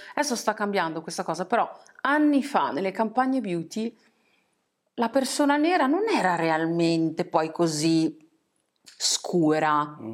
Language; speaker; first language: Italian; early bilingual, other home language; English